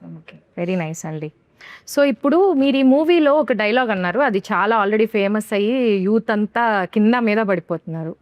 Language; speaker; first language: Telugu; native; Telugu